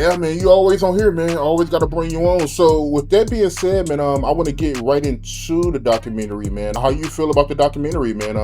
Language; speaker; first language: English; native; English